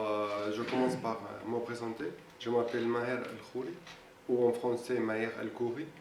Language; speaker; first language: French; non-native, fluent; Arabic